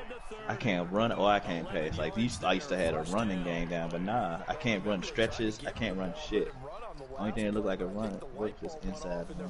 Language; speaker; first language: English; native; English